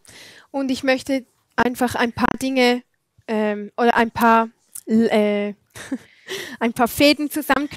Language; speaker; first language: German; non-native, fluent; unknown